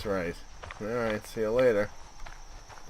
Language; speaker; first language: English; native; English